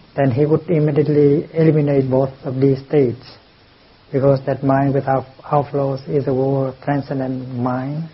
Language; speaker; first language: English; non-native, fluent; Vietnamese